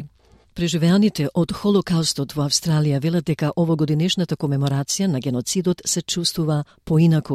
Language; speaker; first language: Macedonian; native; Macedonian